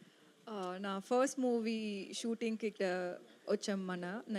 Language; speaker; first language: Telugu; non-native, learner; Tamil